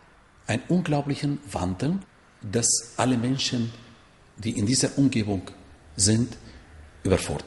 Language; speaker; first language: German; non-native, fluent; Arabic